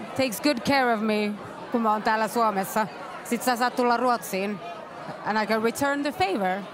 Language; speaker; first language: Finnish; early bilingual, heritage; Finnish